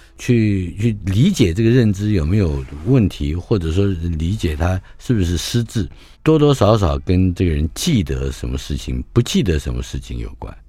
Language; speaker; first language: Chinese; native; Chinese